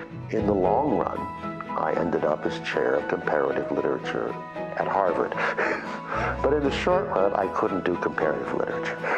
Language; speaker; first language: English; native; English